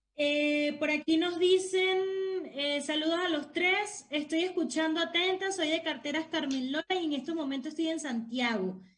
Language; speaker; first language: Spanish; native; Spanish